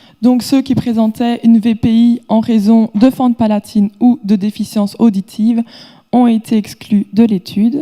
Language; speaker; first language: French; native; French